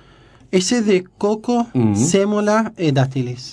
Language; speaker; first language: Spanish; non-native, learner; Arabic